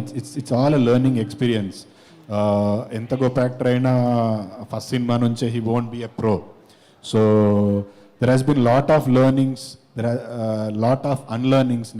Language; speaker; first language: Telugu; native; Telugu